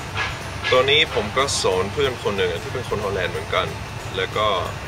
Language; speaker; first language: Thai; non-native, fluent; Dutch